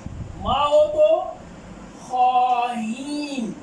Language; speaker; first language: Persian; non-native, fluent; Urdu